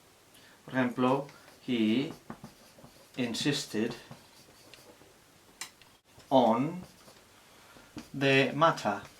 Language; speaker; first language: English; non-native, fluent; Spanish